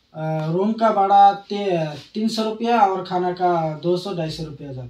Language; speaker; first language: Hindi; non-native, local second language; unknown